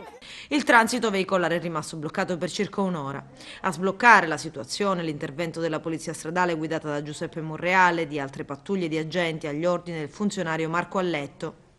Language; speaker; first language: Italian; native; Italian